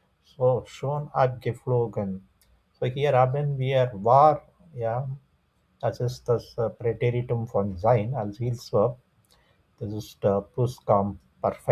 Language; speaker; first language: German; non-native, fluent; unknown